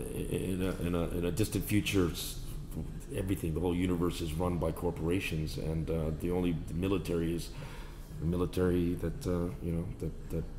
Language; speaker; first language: English; native; English